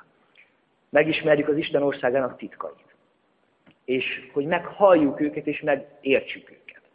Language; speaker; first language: Hungarian; native; Hungarian